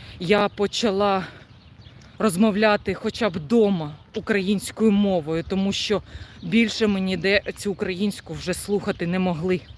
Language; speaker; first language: Ukrainian; non-native, local second language; Russian